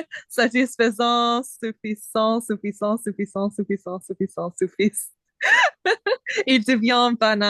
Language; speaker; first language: French; non-native, learner; English